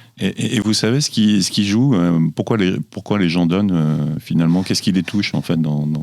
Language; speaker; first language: French; native; French